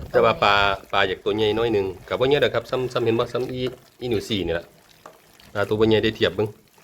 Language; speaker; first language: Thai; native; Thai